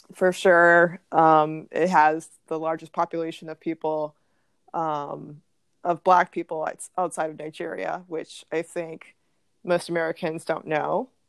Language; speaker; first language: English; native; English